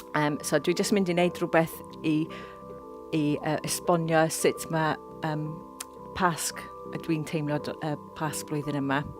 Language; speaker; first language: Welsh; non-native, local second language; English